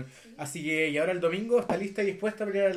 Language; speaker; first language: Spanish; native; Spanish